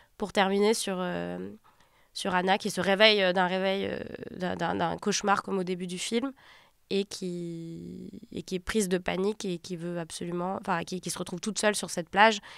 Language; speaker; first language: French; native; French